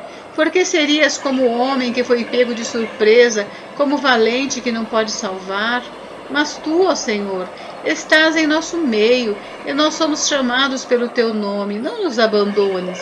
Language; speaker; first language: Portuguese; native; Portuguese